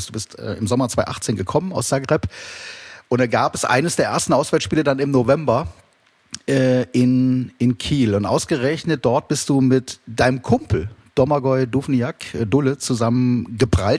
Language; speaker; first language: German; native; German